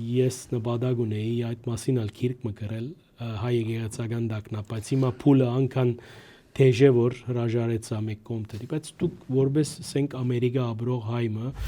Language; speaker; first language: Armenian; early bilingual, heritage; Armenian